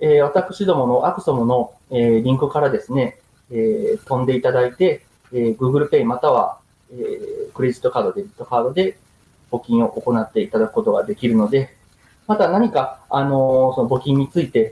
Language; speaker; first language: Japanese; native; Japanese